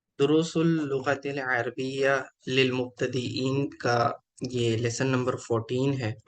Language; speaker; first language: Urdu; native; Urdu